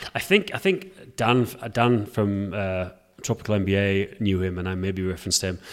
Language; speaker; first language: English; native; English